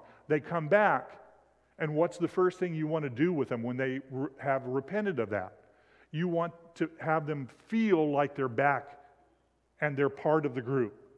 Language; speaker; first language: English; native; English